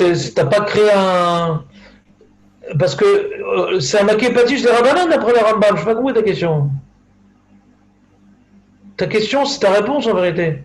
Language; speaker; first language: French; native; French